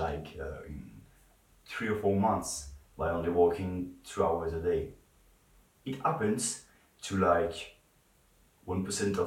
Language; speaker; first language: English; non-native, fluent; French